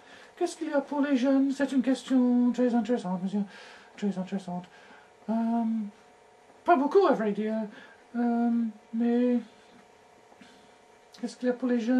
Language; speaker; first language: French; non-native, learner; English